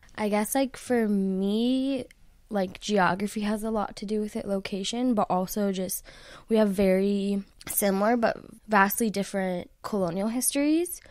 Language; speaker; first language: English; native; English